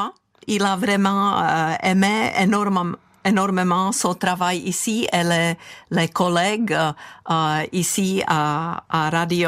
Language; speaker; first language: French; non-native, fluent; Czech